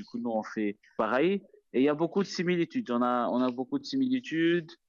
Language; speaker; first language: French; non-native, local second language; Malagasy